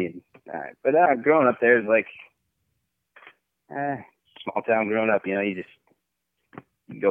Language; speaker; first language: English; native; English